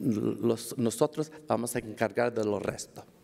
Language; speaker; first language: Spanish; early bilingual, heritage; Spanish